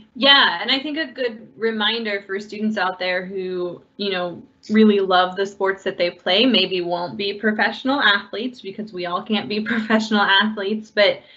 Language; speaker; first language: English; native; English